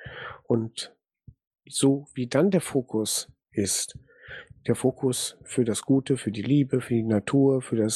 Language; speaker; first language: German; native; German